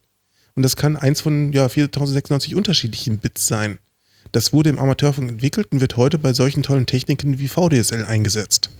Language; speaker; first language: German; native; German